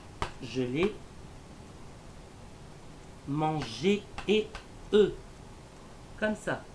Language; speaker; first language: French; non-native, learner; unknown